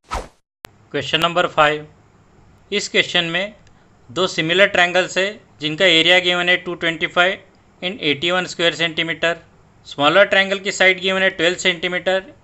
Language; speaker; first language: Hindi; non-native, local second language; Marathi